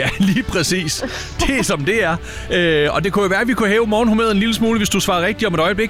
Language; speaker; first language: Danish; native; Danish